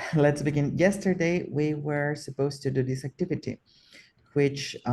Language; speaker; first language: English; non-native, fluent; Spanish